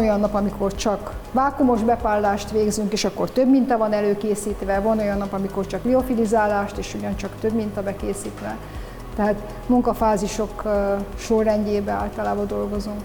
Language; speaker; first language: Hungarian; native; Hungarian